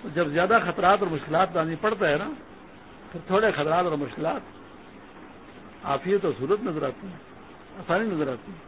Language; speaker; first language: Urdu; non-native, local second language; Pashto